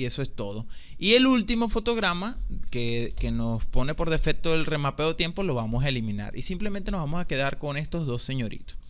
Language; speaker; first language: Spanish; native; Spanish